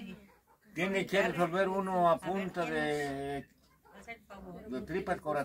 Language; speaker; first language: Spanish; native; Spanish